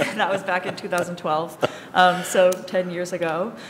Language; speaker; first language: English; native; English